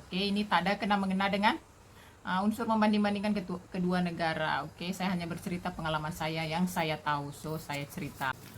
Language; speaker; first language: Indonesian; native; Indonesian